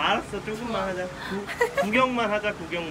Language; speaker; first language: Korean; native; Korean